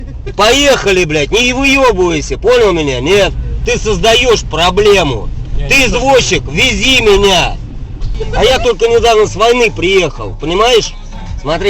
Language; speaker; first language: Russian; native; Russian